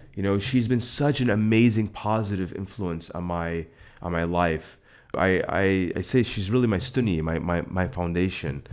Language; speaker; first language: English; native; English